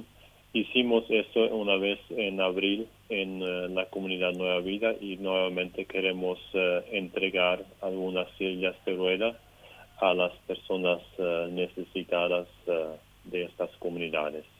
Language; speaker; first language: Spanish; non-native, local second language; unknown